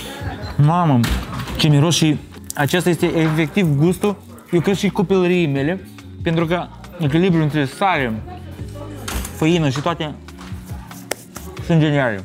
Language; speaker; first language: Romanian; native; Romanian